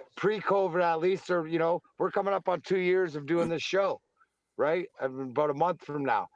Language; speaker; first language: English; native; English